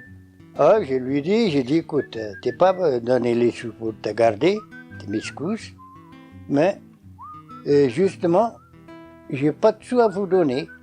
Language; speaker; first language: French; non-native, learner; Portuguese